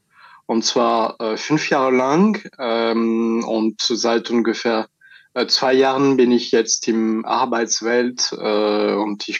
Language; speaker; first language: German; non-native, fluent; French